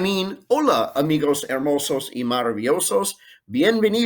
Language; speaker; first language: Spanish; non-native, fluent; English